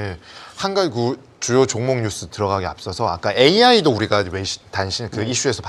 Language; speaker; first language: Korean; native; Korean